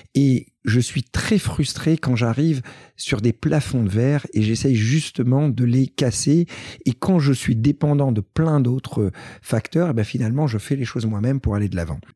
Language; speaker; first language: French; early bilingual, other home language; Greek